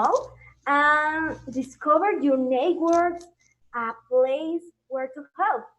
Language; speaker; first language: English; non-native, learner; Spanish